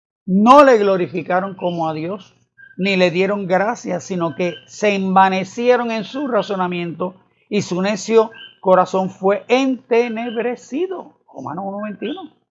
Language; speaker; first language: Spanish; native; Spanish